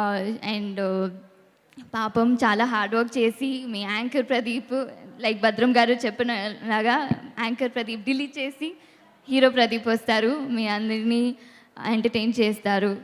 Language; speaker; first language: Telugu; non-native, local second language; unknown